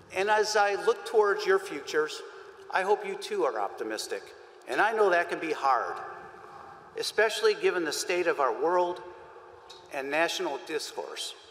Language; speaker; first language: English; native; English